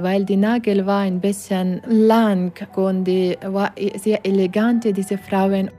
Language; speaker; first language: German; non-native, learner; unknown